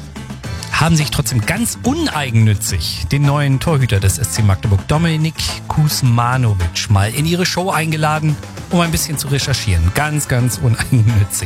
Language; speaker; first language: German; native; German